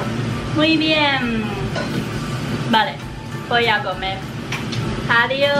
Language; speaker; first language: Spanish; non-native, fluent; Chinese